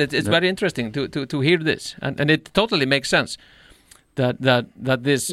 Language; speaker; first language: English; non-native, fluent; Icelandic